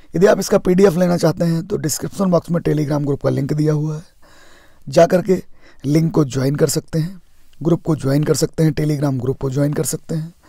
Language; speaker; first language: Hindi; native; Hindi